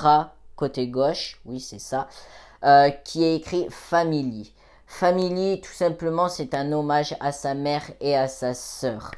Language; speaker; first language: French; native; French